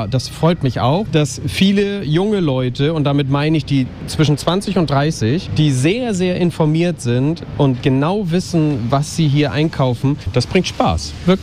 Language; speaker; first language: German; native; German